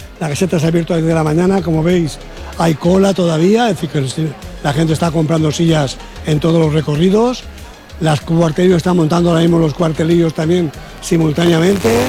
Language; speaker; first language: Spanish; native; Spanish